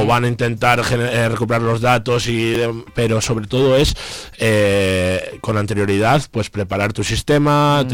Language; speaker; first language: Spanish; native; Spanish